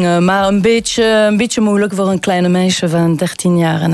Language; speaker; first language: Dutch; non-native, local second language; French